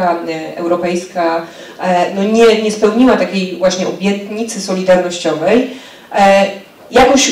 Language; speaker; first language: Polish; native; Polish